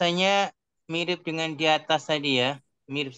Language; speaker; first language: Indonesian; native; Indonesian